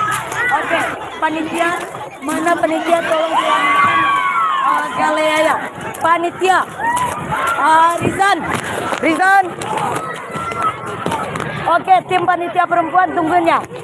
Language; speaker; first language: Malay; non-native, local second language; Minangkabau